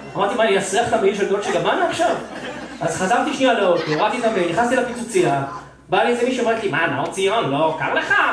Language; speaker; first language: Hebrew; native; Hebrew